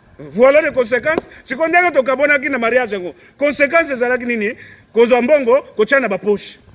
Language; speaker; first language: Lingala; non-native, local second language; Kongo